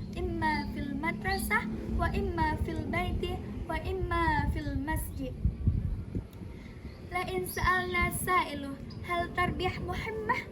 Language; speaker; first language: Arabic; non-native, learner; Indonesian